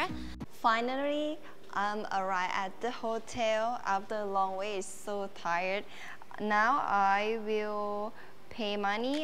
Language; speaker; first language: English; non-native, learner; Thai